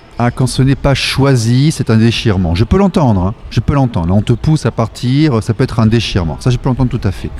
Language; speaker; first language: French; native; French